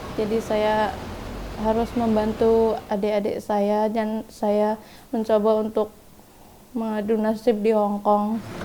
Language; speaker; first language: Indonesian; non-native, local second language; Javanese